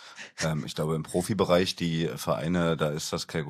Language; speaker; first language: German; native; German